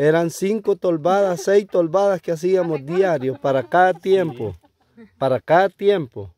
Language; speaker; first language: Spanish; native; Spanish